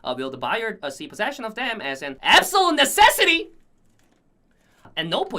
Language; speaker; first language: English; non-native, fluent; Korean